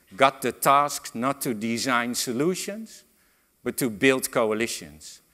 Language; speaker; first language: English; non-native, fluent; Dutch